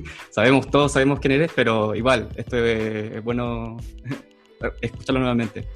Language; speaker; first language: Spanish; native; Spanish